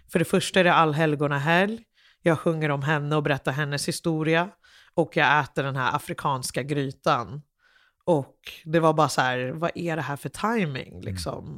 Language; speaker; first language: Swedish; non-native, fluent; English